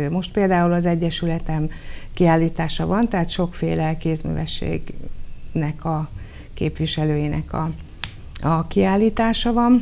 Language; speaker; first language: Hungarian; native; Hungarian